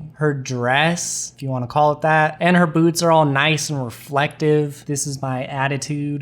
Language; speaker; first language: English; native; English